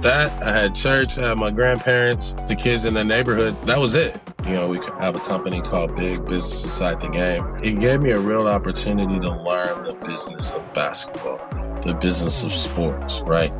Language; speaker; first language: English; native; English